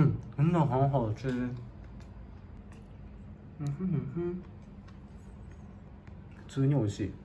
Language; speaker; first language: Chinese; non-native, fluent; Japanese